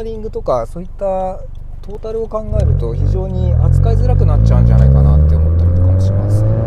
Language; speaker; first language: Japanese; native; Japanese